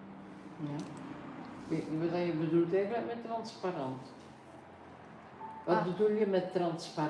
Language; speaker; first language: Dutch; native; Dutch